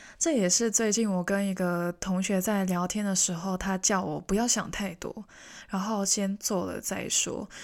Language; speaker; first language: Chinese; non-native, local second language; Cantonese